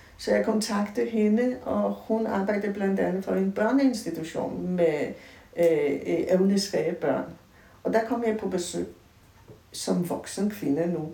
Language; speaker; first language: Danish; non-native, fluent; Polish